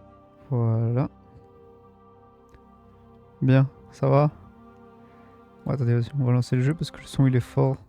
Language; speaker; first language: French; native; French